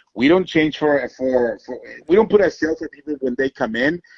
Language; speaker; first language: English; non-native, fluent; Spanish